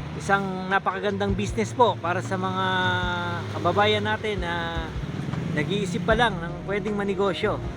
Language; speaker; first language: Filipino; native; Filipino